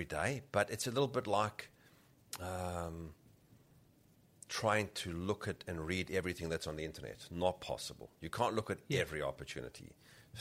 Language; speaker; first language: English; native; English